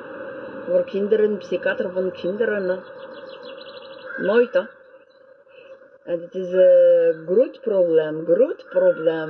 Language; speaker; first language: Dutch; non-native, learner; French